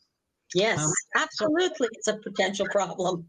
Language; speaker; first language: English; native; English